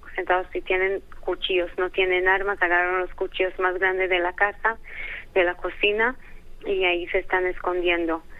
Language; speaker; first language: Spanish; early bilingual, heritage; Hebrew